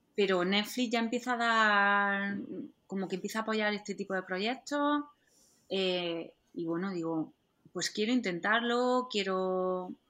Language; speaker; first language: Spanish; native; Spanish